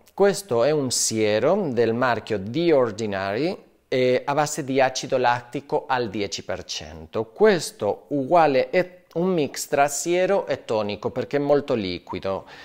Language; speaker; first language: Italian; non-native, fluent; Spanish